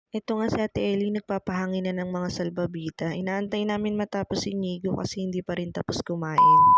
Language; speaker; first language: Filipino; native; Filipino